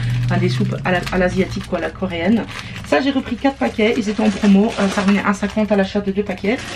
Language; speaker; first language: French; native; French